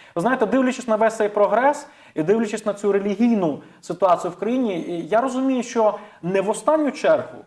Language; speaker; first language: Ukrainian; native; Ukrainian